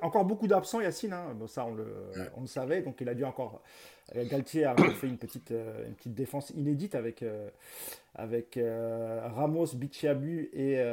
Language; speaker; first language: French; native; French